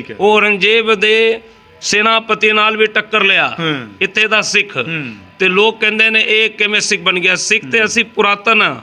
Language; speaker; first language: Punjabi; non-native, local second language; Hindi